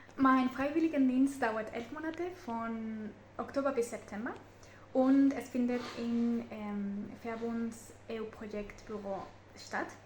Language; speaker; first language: German; non-native, fluent; Spanish